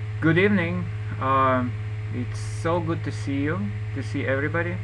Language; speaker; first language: English; non-native, fluent; Russian